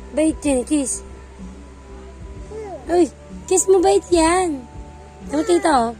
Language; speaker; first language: Filipino; native; Filipino